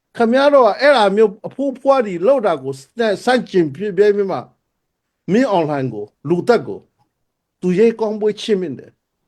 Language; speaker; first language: Burmese; non-native, local second language; Tedim Chin